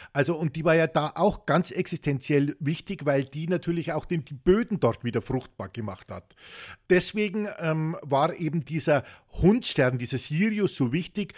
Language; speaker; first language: German; native; German